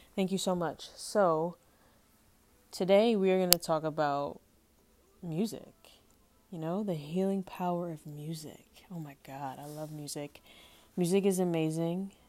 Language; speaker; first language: English; native; English